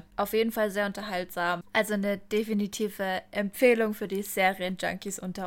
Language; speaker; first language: German; native; German